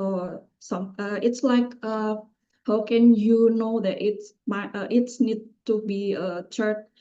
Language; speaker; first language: English; non-native, fluent; Indonesian